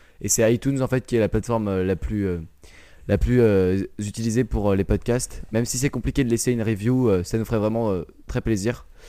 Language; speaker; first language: French; native; French